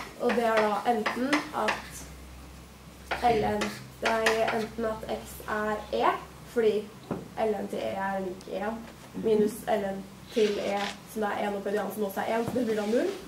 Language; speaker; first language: Norwegian; native; Norwegian